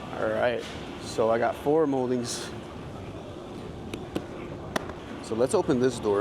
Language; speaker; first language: English; native; English